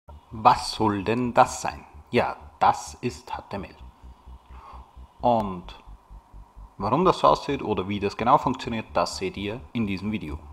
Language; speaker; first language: German; native; German